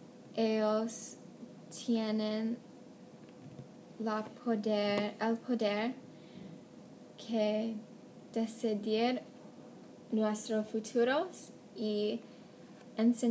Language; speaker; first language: Spanish; non-native, learner; English